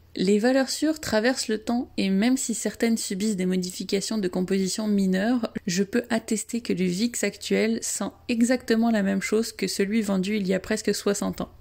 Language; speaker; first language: French; native; French